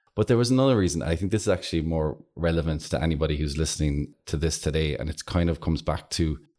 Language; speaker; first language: English; native; English